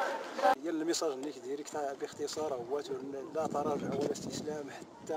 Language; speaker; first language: Arabic; non-native, local second language; Berber languages